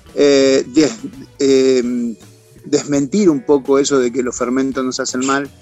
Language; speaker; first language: Spanish; native; Spanish